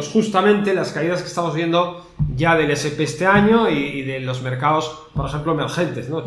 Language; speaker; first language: Spanish; native; Spanish